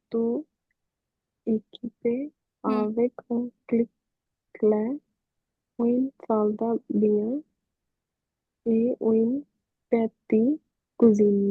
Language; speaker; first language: French; non-native, learner; Punjabi